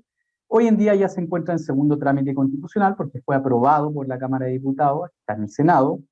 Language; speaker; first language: Spanish; native; Spanish